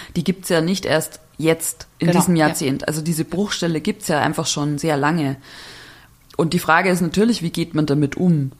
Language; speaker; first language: German; native; German